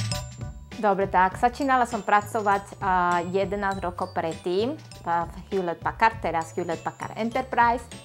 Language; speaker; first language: Slovak; non-native, learner; Spanish